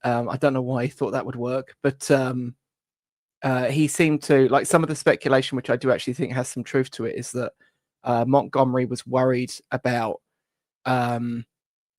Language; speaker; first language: English; native; English